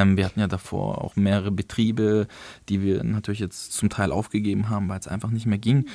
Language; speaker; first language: German; early bilingual, other home language; Turkish